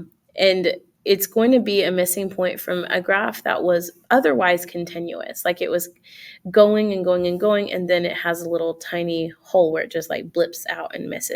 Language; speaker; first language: English; native; English